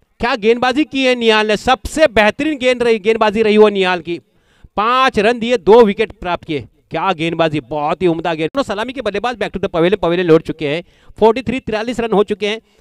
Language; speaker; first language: Hindi; non-native, local second language; Marathi